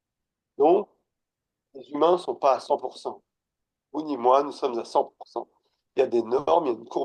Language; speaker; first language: French; native; French